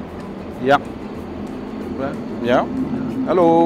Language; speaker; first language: English; non-native, fluent; Dutch